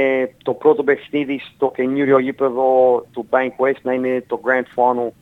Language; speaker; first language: Greek; early bilingual, heritage; Greek